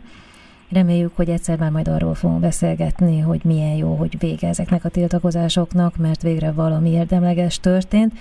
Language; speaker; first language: Hungarian; native; Hungarian